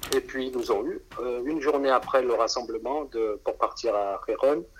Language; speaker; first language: French; native; French